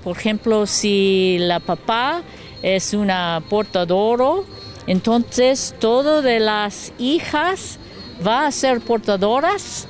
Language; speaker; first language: Spanish; non-native, learner; English